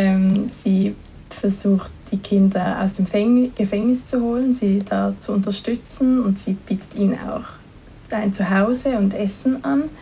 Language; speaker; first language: German; native; German